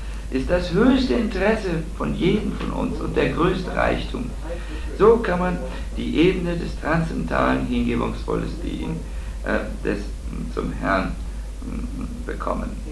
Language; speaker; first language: German; native; German